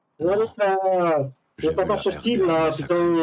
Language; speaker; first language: French; native; French